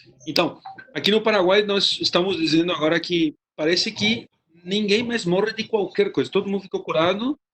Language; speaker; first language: Portuguese; non-native, fluent; Spanish